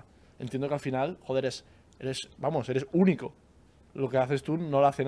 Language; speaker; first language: Spanish; native; Spanish